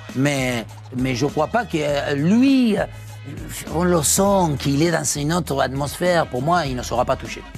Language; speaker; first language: French; non-native, fluent; Spanish